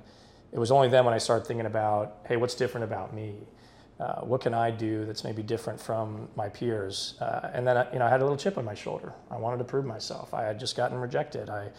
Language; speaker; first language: English; native; English